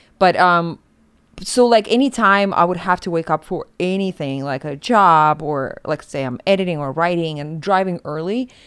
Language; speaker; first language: English; non-native, fluent; Russian